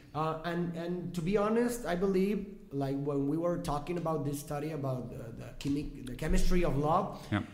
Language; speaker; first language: English; non-native, fluent; Spanish